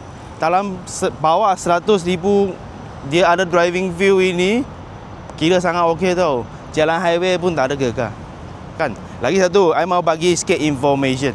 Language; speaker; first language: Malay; non-native, local second language; Chinese